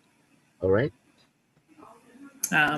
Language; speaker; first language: English; non-native, learner; Indonesian